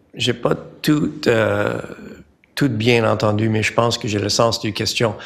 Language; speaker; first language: French; non-native, learner; English